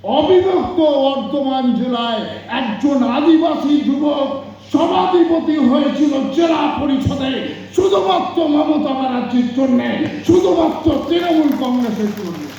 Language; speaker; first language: Bangla; non-native, local second language; Santali